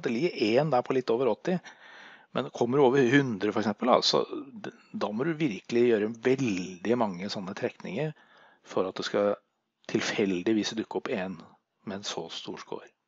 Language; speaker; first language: Norwegian; native; Norwegian